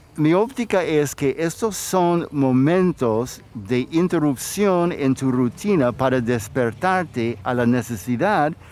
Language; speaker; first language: Spanish; non-native, fluent; English